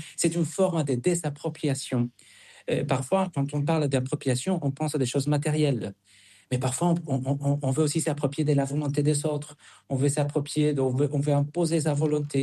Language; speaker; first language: French; non-native, fluent; Spanish